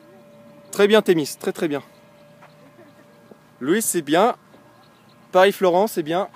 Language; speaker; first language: French; native; French